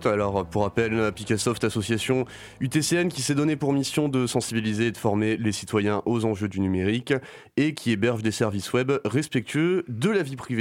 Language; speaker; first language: French; native; French